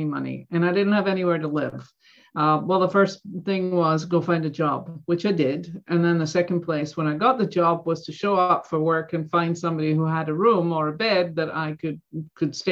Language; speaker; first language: English; native; English